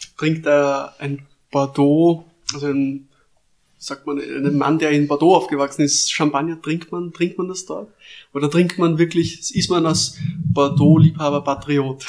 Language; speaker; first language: German; native; German